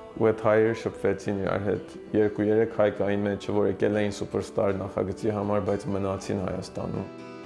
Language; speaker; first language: Armenian; early bilingual, heritage; Armenian